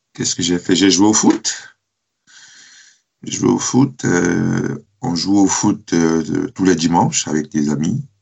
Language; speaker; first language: French; non-native, fluent; German